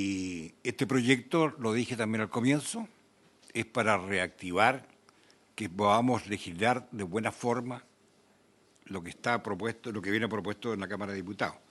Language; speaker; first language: Spanish; native; Spanish